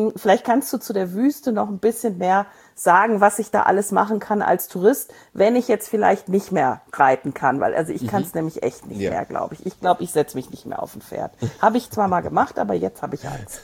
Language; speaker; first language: German; native; German